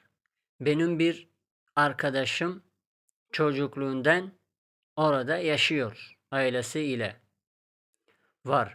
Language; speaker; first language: Turkish; non-native, fluent; Tajik